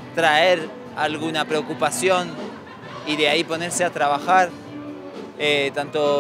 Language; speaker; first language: Spanish; non-native, fluent; French